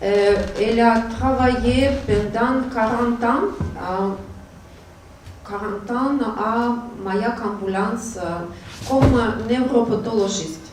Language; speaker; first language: French; non-native, learner; Russian